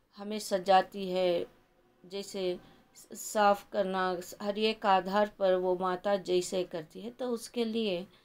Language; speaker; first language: Hindi; non-native, local second language; Kannada